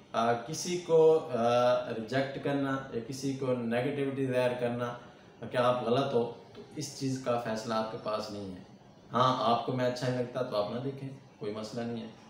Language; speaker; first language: Urdu; non-native, local second language; Punjabi